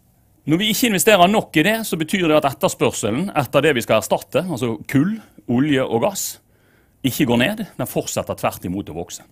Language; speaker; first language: Norwegian; native; Norwegian